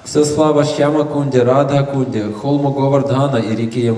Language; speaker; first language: Russian; native; Russian